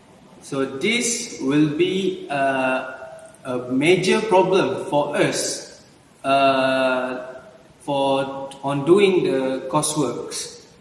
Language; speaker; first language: English; non-native, learner; Malay